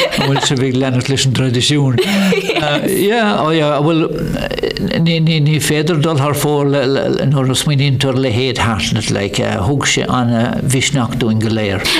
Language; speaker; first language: Irish; non-native, local second language; English